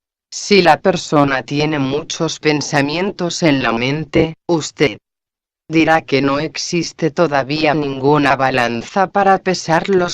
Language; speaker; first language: Spanish; native; Spanish